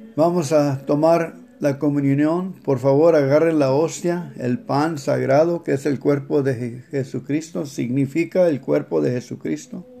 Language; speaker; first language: Spanish; early bilingual, heritage; Spanish